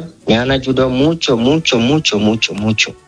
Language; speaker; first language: Spanish; non-native, learner; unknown